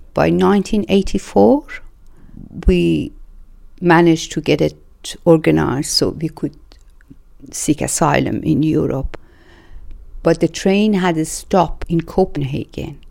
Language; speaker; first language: English; non-native, fluent; Persian